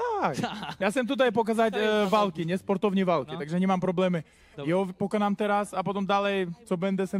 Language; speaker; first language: Polish; non-native, learner; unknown